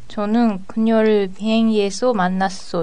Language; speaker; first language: Korean; non-native, learner; Japanese